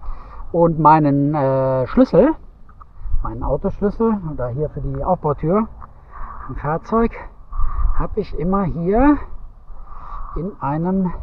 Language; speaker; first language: German; native; German